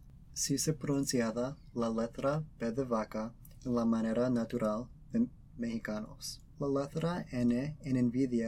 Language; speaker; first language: Spanish; early bilingual, other home language; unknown